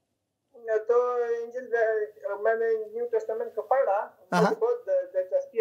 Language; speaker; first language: Hindi; non-native, fluent; Persian